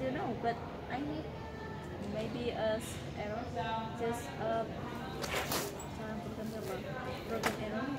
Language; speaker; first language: English; non-native, learner; Indonesian